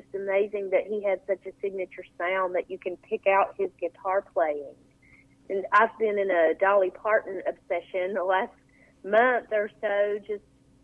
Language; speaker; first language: English; native; English